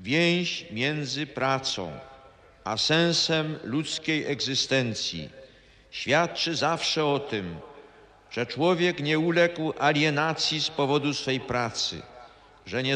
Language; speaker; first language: Polish; native; Polish